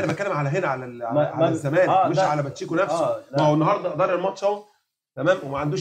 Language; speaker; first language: Arabic; native; Arabic